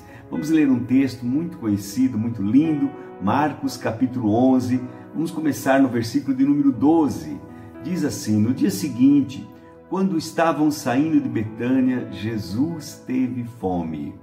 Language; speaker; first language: Portuguese; native; Portuguese